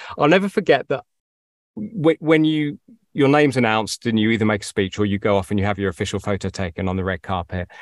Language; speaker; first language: English; native; English